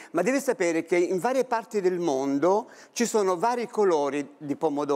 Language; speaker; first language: Italian; native; Italian